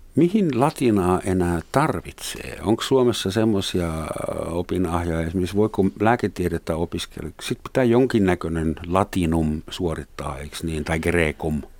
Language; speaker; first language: Finnish; non-native, fluent; German